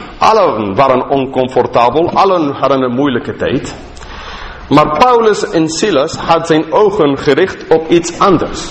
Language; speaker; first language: Dutch; non-native, fluent; English